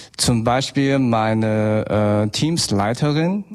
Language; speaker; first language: German; non-native, learner; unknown